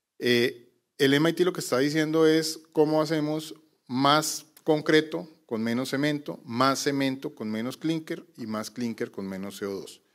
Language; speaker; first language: Spanish; native; Spanish